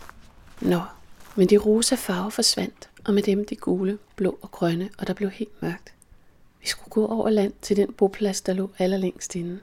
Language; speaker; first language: Danish; native; Danish